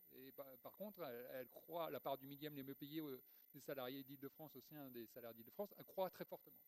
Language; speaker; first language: French; native; French